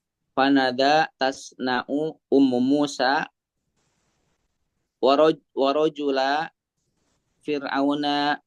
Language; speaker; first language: Arabic; non-native, learner; Indonesian